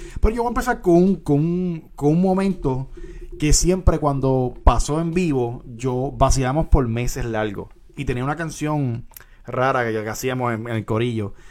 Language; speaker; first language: Spanish; native; Spanish